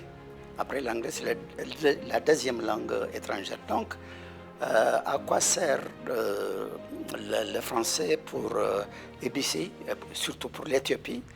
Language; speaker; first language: French; non-native, fluent; Amharic